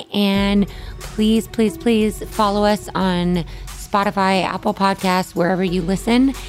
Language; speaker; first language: English; native; English